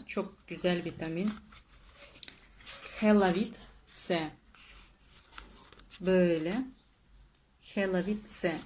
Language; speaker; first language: Turkish; non-native, learner; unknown